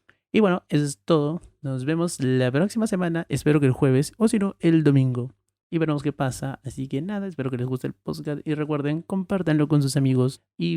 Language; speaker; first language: Spanish; native; Spanish